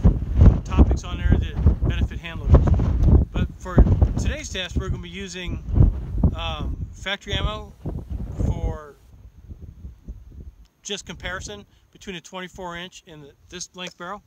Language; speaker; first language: English; native; English